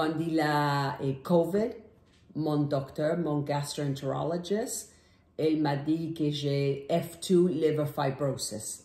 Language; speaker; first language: French; non-native, learner; English